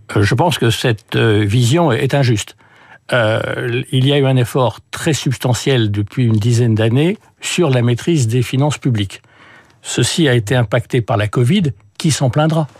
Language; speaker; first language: French; early bilingual, other home language; English